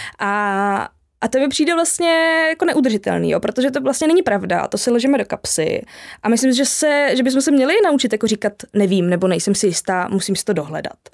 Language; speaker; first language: Czech; native; Czech